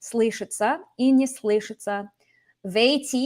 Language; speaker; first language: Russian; non-native, fluent; English